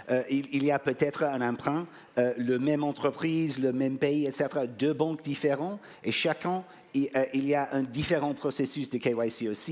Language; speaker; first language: French; non-native, fluent; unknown